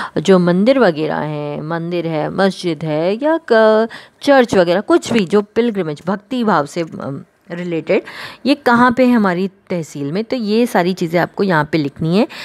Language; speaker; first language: Hindi; non-native, local second language; Gujarati